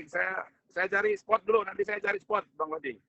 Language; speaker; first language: Indonesian; native; Indonesian